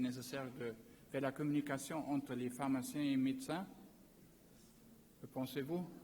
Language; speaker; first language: French; non-native, learner; German